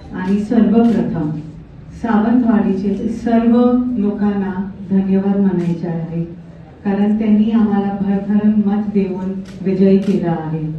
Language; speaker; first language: Marathi; non-native, learner; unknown